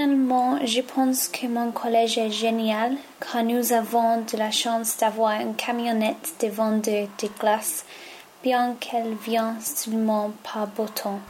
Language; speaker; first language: French; non-native, learner; English